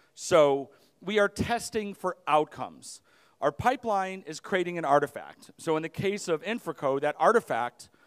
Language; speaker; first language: English; native; English